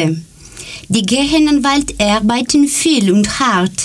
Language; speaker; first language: German; non-native, learner; Greek